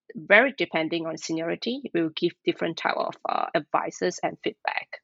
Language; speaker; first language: English; non-native, local second language; Chinese